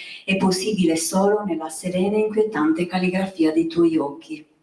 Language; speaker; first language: Italian; native; Italian